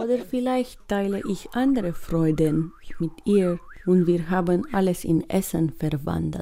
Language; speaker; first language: German; non-native, fluent; Romanian